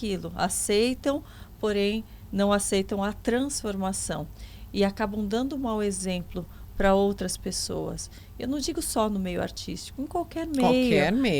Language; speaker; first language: Portuguese; native; Portuguese